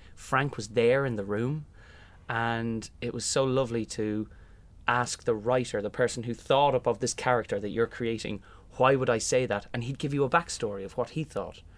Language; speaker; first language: English; native; English